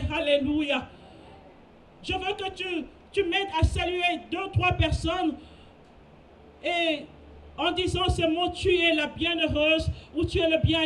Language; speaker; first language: French; non-native, local second language; Lingala